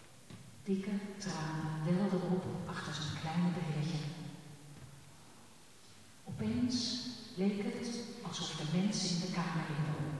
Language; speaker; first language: Dutch; native; Dutch